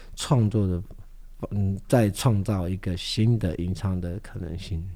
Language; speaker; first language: Chinese; non-native, local second language; Amis